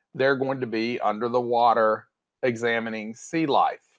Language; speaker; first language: English; native; English